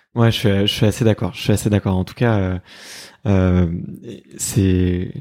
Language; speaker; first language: French; native; French